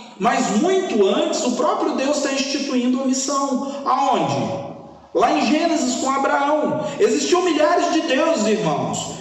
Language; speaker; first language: Portuguese; native; Portuguese